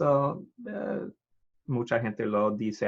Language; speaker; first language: Spanish; non-native, fluent; English